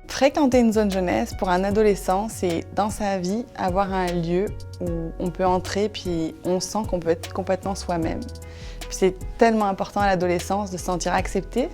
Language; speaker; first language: French; native; French